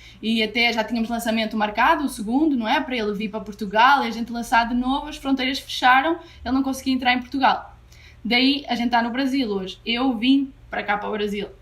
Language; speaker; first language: Portuguese; native; Portuguese